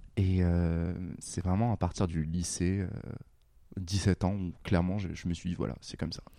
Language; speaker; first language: French; non-native, local second language; Arabic